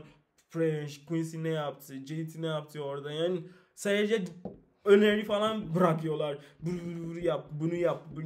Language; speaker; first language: Turkish; non-native, learner; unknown